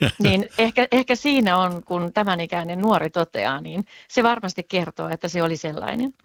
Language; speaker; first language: Finnish; native; Finnish